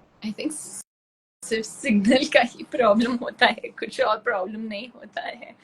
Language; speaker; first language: Hindi; non-native, local second language; Tulu